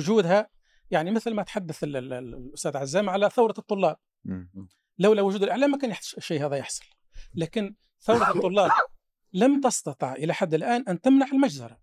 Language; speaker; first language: Arabic; native; Arabic